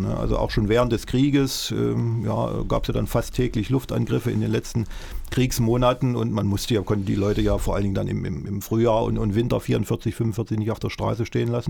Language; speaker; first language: German; native; German